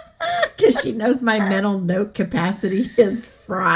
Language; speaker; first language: English; native; English